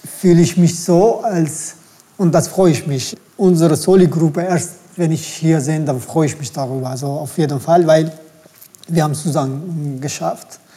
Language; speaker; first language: German; non-native, fluent; Turkish